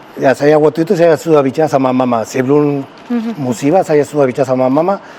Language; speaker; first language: Indonesian; non-native, fluent; Spanish